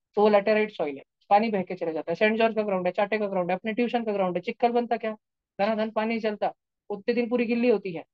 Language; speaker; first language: Hindi; non-native, local second language; Marathi